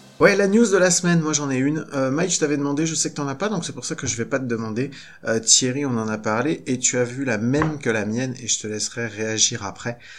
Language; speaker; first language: French; native; French